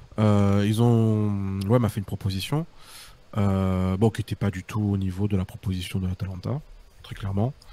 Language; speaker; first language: French; native; French